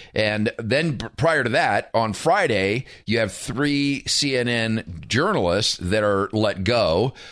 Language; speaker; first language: English; native; English